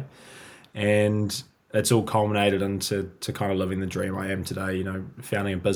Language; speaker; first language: English; native; English